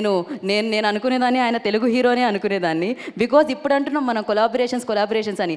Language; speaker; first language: Telugu; native; Telugu